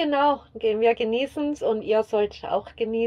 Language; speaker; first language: German; native; German